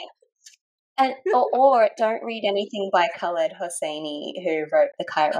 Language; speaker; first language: English; native; English